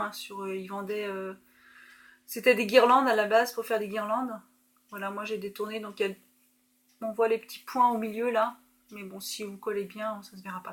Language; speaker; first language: French; native; French